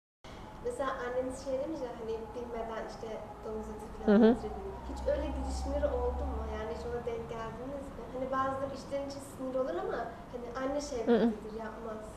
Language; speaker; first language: Turkish; native; Turkish